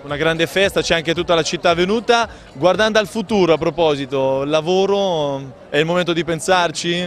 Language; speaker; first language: Italian; native; Italian